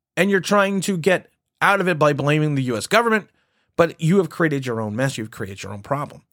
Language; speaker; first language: English; native; English